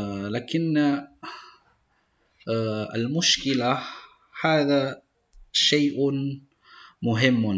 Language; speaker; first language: Arabic; non-native, fluent; Indonesian